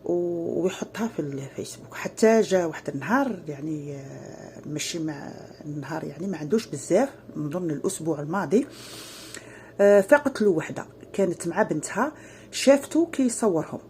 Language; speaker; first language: Arabic; native; Arabic